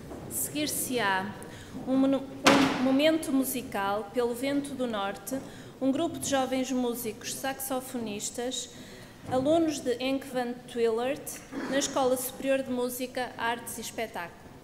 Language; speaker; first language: Portuguese; native; Portuguese